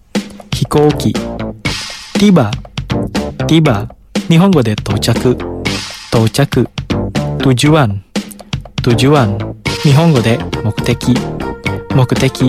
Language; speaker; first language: Japanese; non-native, fluent; Indonesian